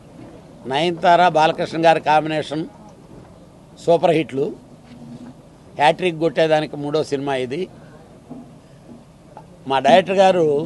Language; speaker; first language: Telugu; native; Telugu